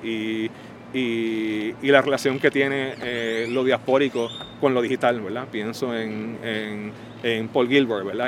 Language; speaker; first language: Spanish; early bilingual, heritage; Spanish